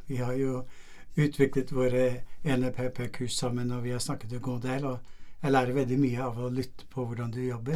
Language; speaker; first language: Norwegian; non-native, fluent; English